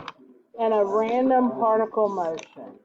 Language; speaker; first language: English; native; English